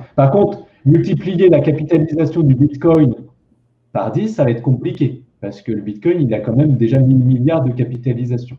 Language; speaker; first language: French; native; French